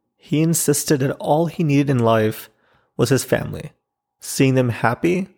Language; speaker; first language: English; non-native, local second language; Urdu